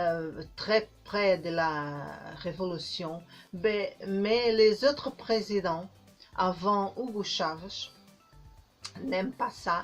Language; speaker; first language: French; non-native, learner; Portuguese